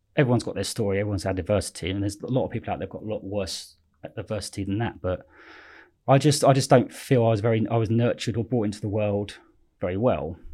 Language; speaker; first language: English; native; English